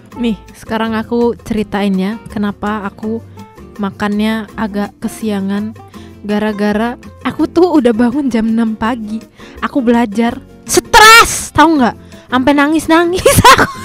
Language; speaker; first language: Indonesian; native; Indonesian